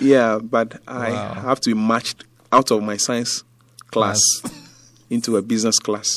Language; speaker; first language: English; non-native, local second language; Ga